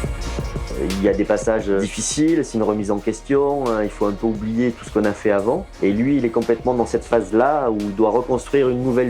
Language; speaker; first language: French; native; French